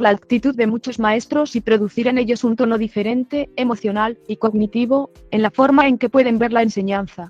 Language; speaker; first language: Spanish; native; Spanish